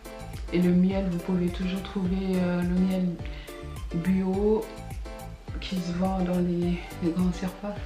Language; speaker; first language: French; early bilingual, other home language; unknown